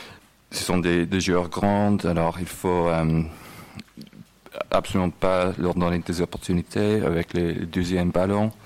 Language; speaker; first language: French; non-native, fluent; English